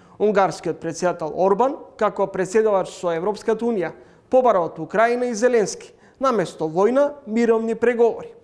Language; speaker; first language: Macedonian; native; Macedonian